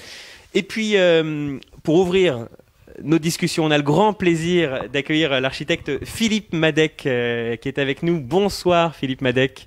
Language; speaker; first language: French; native; French